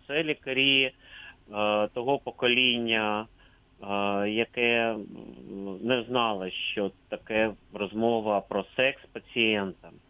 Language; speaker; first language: Ukrainian; native; Ukrainian